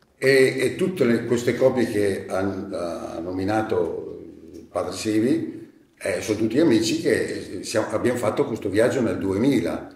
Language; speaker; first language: Italian; native; Italian